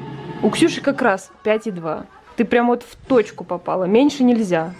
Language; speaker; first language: Russian; native; Russian